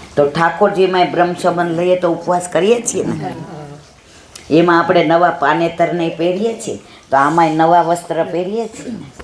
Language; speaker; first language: Gujarati; native; Gujarati